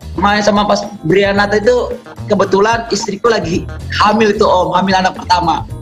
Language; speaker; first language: Indonesian; native; Indonesian